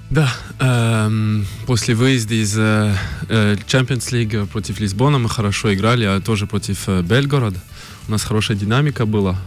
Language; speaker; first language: Russian; early bilingual, heritage; French